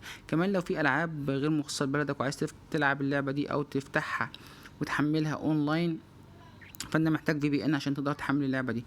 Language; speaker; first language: Arabic; native; Arabic